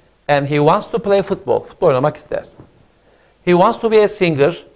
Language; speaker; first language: English; non-native, fluent; Turkish